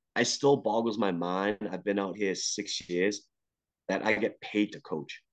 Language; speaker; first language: English; native; English